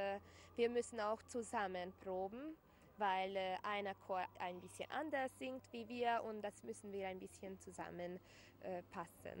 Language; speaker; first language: German; non-native, local second language; Hungarian